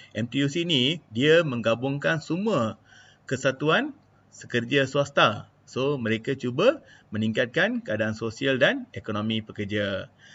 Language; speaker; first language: Malay; non-native, local second language; Tamil